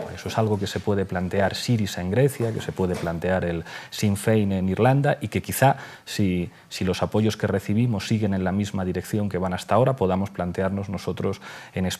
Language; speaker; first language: Spanish; native; Spanish